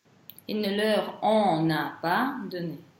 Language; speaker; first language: French; non-native, fluent; Russian